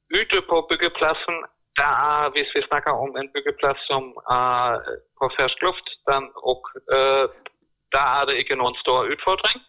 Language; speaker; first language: Norwegian; non-native, fluent; German